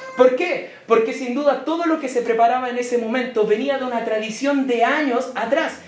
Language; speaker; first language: Spanish; native; Spanish